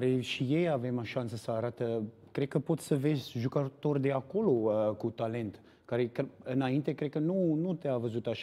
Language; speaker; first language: Romanian; non-native, learner; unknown